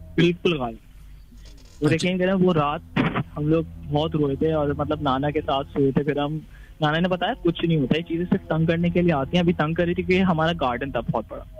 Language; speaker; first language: Urdu; native; Urdu